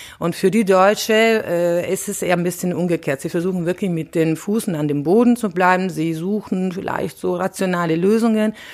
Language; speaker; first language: German; non-native, fluent; Italian